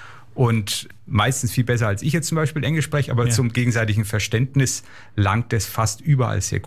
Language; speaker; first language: German; native; German